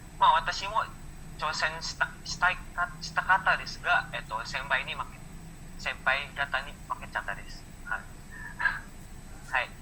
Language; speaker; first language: Japanese; non-native, learner; Indonesian